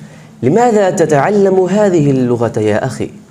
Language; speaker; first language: Arabic; non-native, learner; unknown